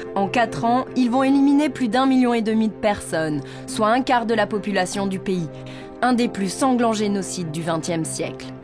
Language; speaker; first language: French; native; French